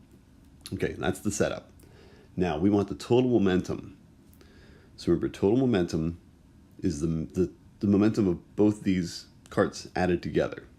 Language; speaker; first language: English; native; English